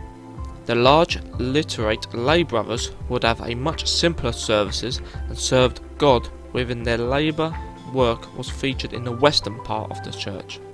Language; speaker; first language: English; non-native, fluent; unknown